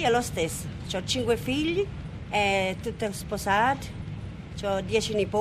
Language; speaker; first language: Italian; native; Italian